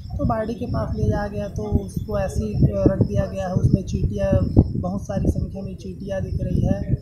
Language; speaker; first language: Hindi; native; Hindi